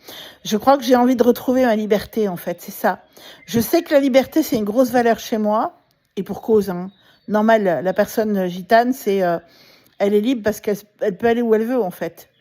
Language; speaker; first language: French; native; French